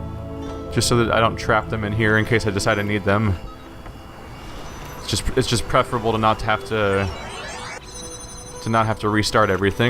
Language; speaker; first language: English; native; English